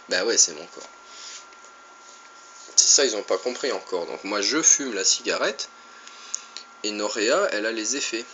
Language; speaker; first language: French; native; French